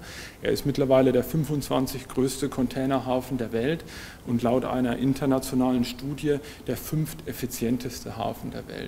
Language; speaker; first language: German; native; German